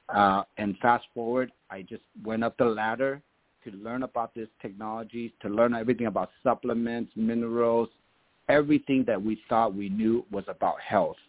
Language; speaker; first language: English; early bilingual, other home language; German